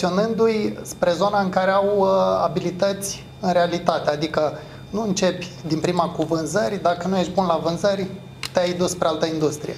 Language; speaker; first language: Romanian; native; Romanian